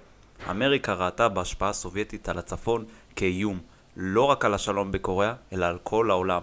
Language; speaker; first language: Hebrew; native; Hebrew